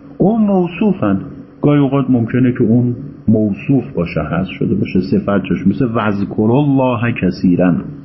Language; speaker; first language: Persian; native; Persian